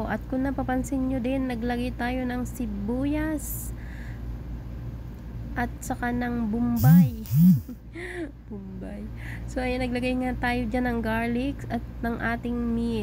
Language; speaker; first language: Filipino; native; Filipino